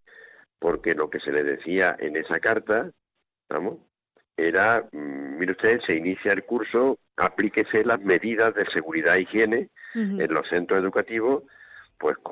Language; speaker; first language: Spanish; native; Spanish